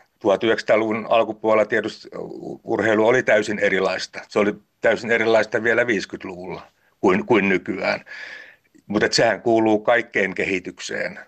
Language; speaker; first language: Finnish; native; Finnish